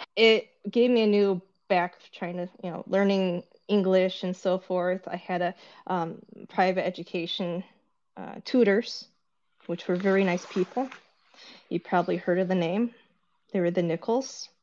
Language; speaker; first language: English; early bilingual, other home language; Korean